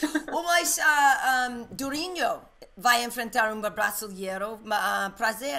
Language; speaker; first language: Portuguese; non-native, learner; English